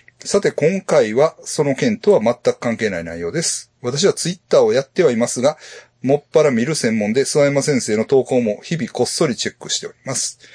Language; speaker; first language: Japanese; native; Japanese